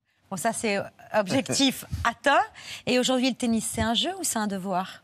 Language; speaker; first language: French; native; French